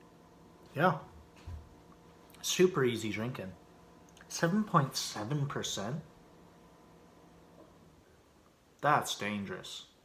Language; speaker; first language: English; native; English